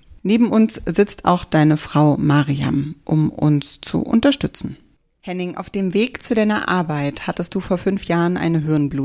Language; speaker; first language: German; native; German